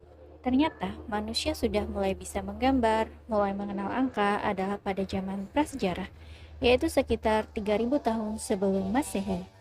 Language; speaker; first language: Indonesian; native; Indonesian